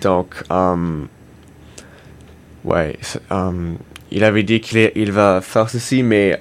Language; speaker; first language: French; non-native, learner; English